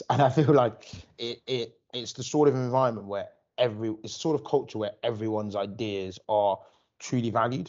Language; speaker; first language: English; native; English